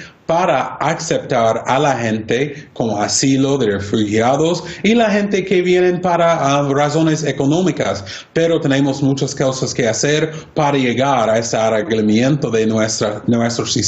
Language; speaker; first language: Spanish; non-native, fluent; English